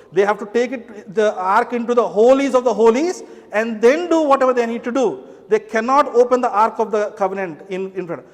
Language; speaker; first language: English; non-native, local second language; Telugu